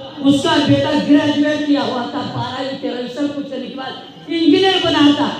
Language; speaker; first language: Urdu; native; Urdu